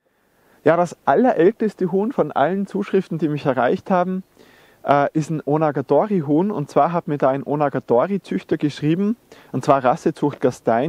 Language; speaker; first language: German; native; German